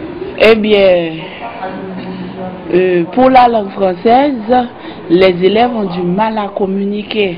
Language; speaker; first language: French; non-native, local second language; Haitian Creole